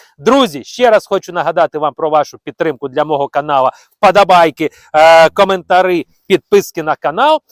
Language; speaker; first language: Ukrainian; non-native, local second language; Russian